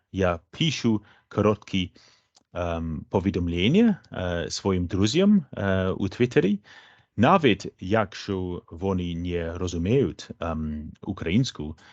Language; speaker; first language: Ukrainian; non-native, fluent; English